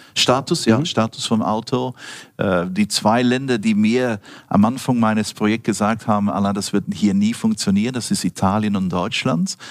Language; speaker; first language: German; non-native, fluent; Dutch